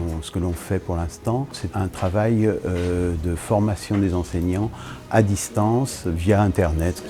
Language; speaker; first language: French; native; French